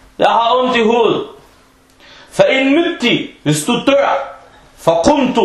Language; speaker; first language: Danish; early bilingual, other home language; Arabic